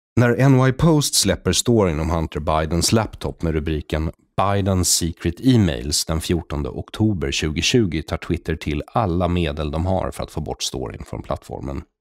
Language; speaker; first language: Swedish; native; Swedish